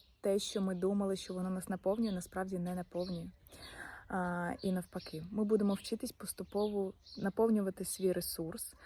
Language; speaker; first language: Ukrainian; non-native, local second language; Russian